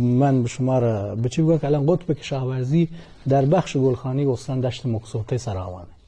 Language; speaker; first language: Persian; non-native, local second language; Baluchi